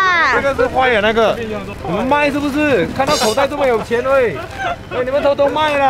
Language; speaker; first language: Chinese; native; Chinese